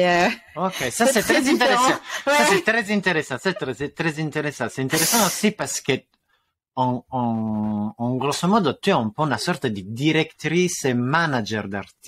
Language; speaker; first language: French; non-native, fluent; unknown